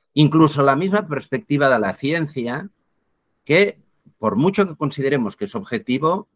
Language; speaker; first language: Spanish; native; Spanish